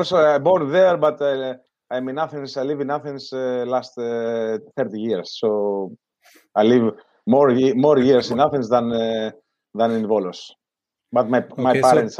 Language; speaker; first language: English; non-native, learner; Greek